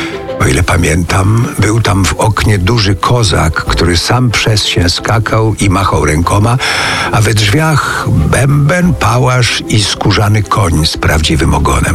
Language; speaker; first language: Polish; native; Polish